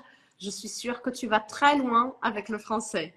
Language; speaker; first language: French; non-native, fluent; Portuguese